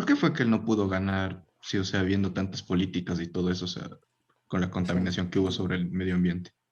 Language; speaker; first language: Spanish; native; Spanish